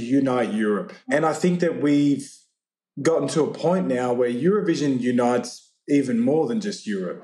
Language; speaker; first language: English; native; English